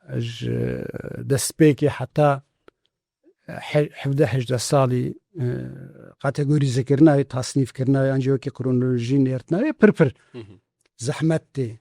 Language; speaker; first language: Kurdish; native; Kurdish